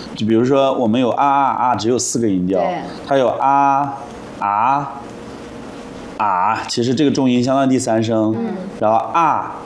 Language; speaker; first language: Chinese; native; Chinese